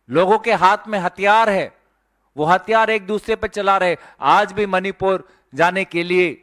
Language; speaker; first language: Hindi; non-native, local second language; Assamese